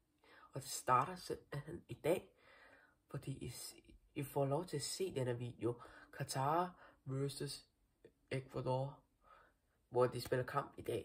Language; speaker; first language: Danish; non-native, learner; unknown